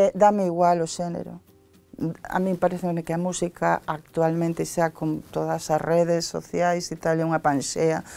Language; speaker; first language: Galician; native; Galician